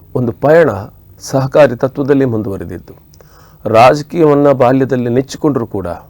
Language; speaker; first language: Kannada; native; Kannada